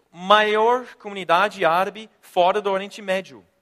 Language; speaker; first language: Portuguese; non-native, fluent; English